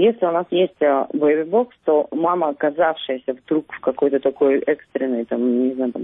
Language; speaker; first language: Russian; native; Russian